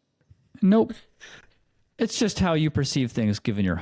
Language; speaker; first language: English; native; English